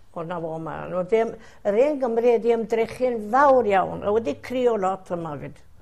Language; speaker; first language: Welsh; early bilingual, heritage; Welsh